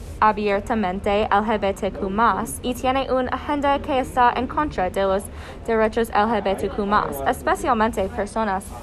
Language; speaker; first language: Spanish; non-native, learner; English